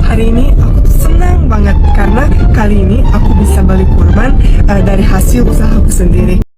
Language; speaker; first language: Indonesian; non-native, fluent; Bosnian